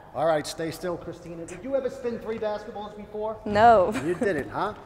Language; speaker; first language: English; native; English